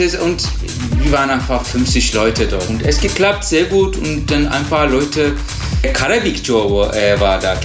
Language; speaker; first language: German; non-native, learner; Turkish